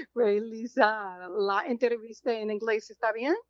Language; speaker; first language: Spanish; non-native, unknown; English